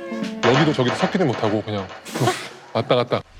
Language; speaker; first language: Korean; native; Korean